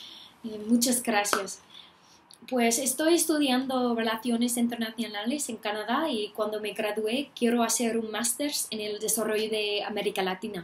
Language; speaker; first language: Spanish; non-native, learner; English